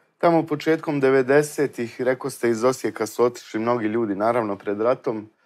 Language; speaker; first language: Croatian; native; Croatian